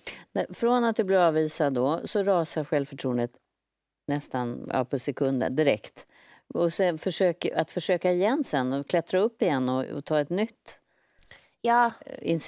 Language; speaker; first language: Swedish; native; Swedish